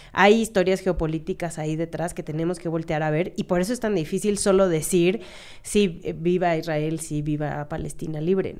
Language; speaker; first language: Spanish; native; Spanish